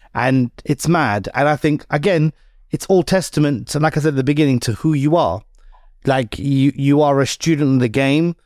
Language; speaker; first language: English; native; English